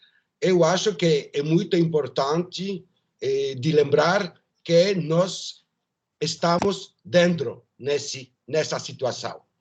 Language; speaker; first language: Portuguese; non-native, learner; French